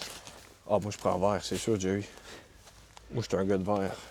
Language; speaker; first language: French; native; French